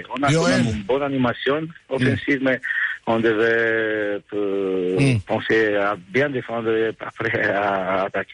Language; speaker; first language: French; non-native, fluent; Romanian